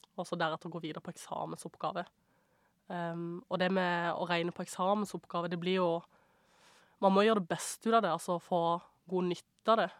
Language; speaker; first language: Norwegian; early bilingual, other home language; Persian